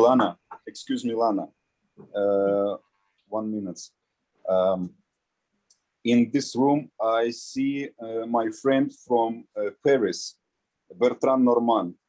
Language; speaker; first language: English; non-native, learner; Ukrainian